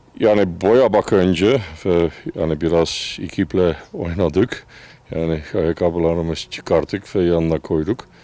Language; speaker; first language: Turkish; non-native, fluent; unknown